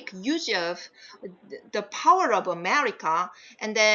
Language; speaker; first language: English; non-native, fluent; Korean